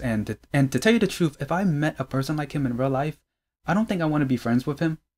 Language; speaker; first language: English; native; English